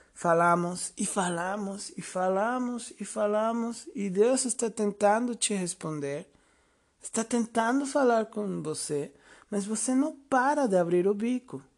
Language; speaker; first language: Portuguese; non-native, fluent; Spanish